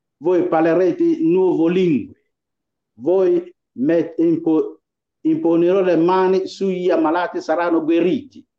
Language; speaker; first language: Italian; non-native, fluent; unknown